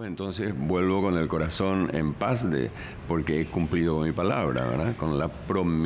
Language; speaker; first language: Spanish; native; Spanish